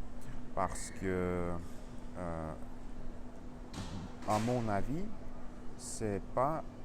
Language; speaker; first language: French; non-native, learner; Russian